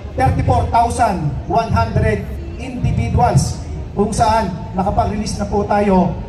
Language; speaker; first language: Filipino; native; Filipino